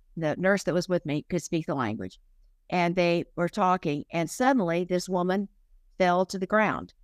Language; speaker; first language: English; native; English